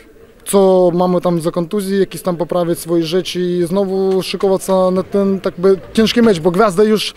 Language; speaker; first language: Polish; non-native, local second language; Ukrainian